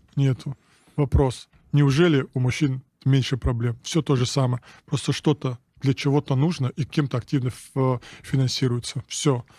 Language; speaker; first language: Russian; non-native, local second language; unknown